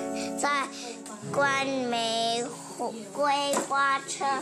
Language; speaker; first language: Chinese; early bilingual, heritage; Chinese